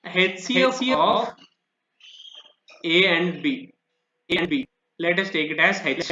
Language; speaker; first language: English; non-native, local second language; Telugu